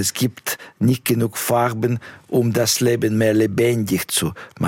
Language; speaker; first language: German; non-native, fluent; Russian